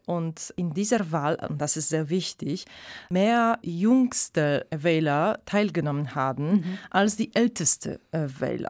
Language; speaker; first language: German; non-native, fluent; Polish